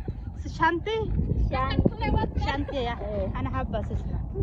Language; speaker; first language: Arabic; non-native, learner; Bangla